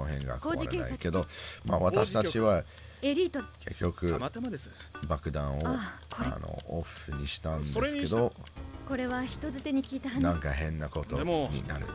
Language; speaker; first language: Japanese; non-native, fluent; English